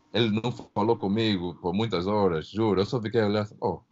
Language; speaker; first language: Portuguese; early bilingual, heritage; Portuguese